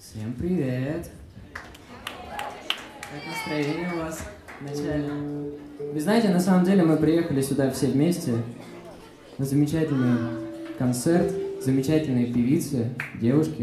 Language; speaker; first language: Russian; native; Russian